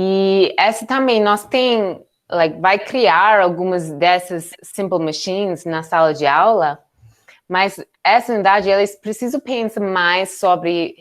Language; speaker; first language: Portuguese; non-native, learner; English